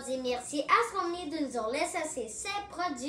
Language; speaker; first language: French; non-native, local second language; English